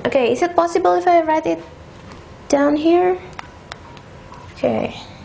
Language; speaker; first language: English; non-native, fluent; Indonesian